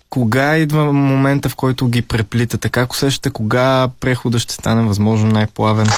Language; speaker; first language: Bulgarian; native; Bulgarian